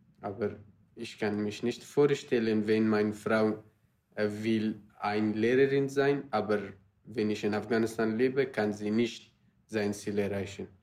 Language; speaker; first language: German; non-native, learner; Persian